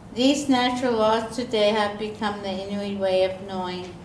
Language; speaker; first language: English; native; English